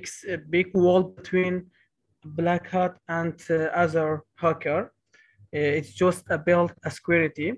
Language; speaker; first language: English; non-native, learner; Kurdish